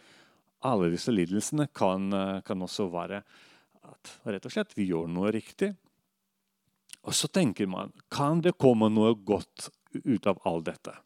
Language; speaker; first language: Norwegian; non-native, fluent; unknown